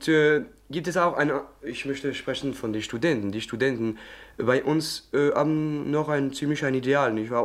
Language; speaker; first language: German; non-native, learner; French